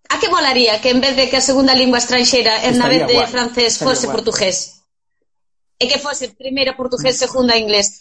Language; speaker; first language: Galician; native; Galician